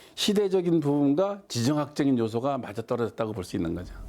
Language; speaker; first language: Korean; native; Korean